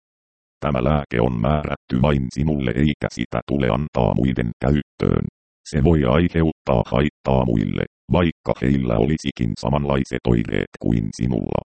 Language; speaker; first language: Finnish; native; Finnish